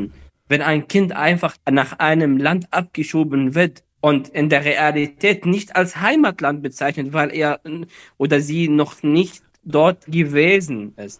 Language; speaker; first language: German; non-native, fluent; Arabic